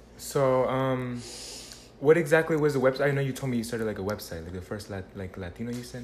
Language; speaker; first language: English; early bilingual, other home language; Spanish